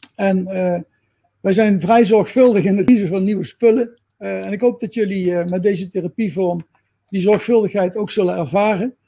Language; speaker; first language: Dutch; native; Dutch